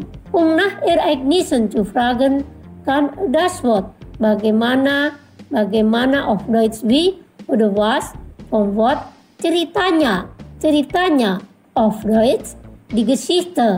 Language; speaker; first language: German; non-native, fluent; Indonesian